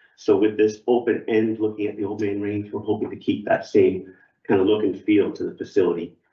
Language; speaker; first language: English; native; English